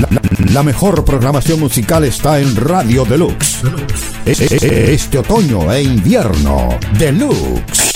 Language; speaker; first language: Spanish; native; Spanish